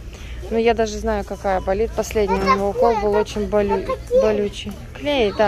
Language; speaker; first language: Russian; native; Russian